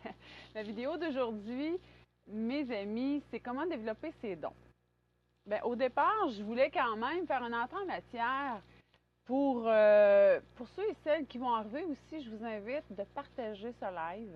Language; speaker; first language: French; native; French